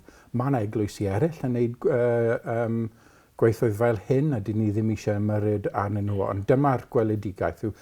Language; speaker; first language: Welsh; non-native, local second language; English